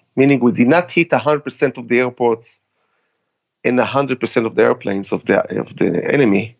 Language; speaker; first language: English; non-native, fluent; Hebrew